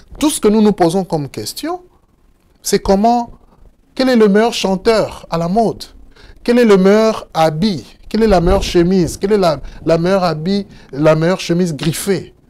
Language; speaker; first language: French; non-native, local second language; Lingala